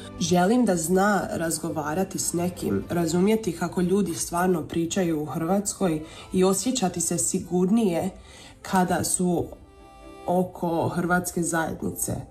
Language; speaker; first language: Croatian; early bilingual, heritage; Croatian